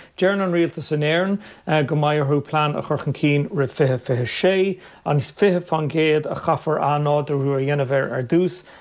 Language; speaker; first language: Irish; native; Irish